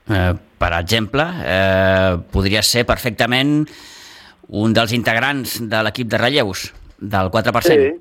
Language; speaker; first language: Catalan; native; Catalan